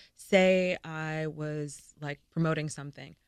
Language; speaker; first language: English; native; English